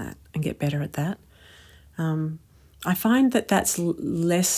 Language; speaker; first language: English; native; English